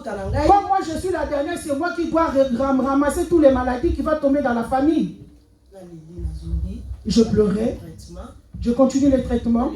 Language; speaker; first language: French; non-native, local second language; Lingala